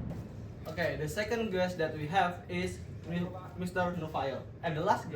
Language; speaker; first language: English; non-native, learner; Indonesian